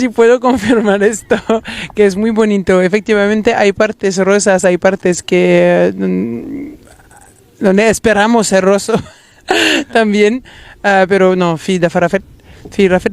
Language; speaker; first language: Spanish; non-native, learner; Wolof